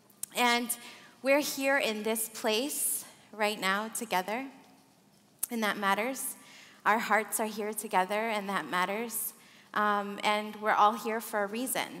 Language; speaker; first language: English; early bilingual, other home language; Arabic